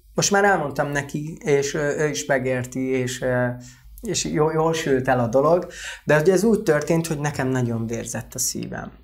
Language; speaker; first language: Hungarian; non-native, local second language; Romany